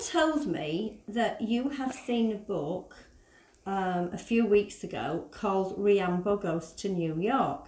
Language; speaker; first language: English; native; English